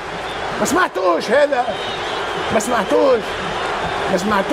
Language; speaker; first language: Arabic; native; Arabic